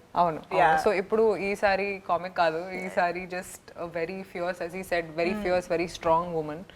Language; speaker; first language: Telugu; non-native, fluent; Hindi